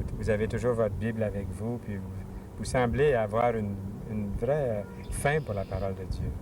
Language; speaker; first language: French; native; French